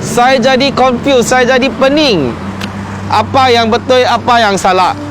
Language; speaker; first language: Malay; non-native, local second language; Chinese